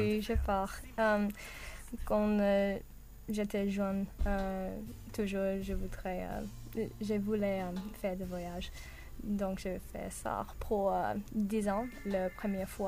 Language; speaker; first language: French; non-native, learner; English